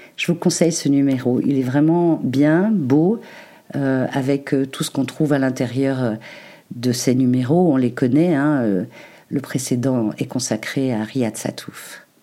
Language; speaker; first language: French; native; French